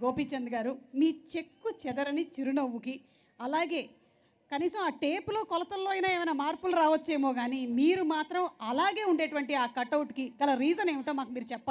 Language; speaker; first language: Telugu; native; Telugu